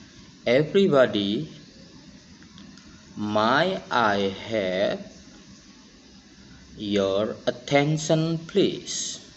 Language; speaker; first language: English; non-native, fluent; Indonesian